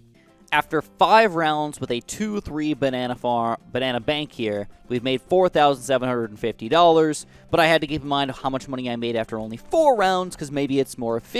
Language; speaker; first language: English; native; English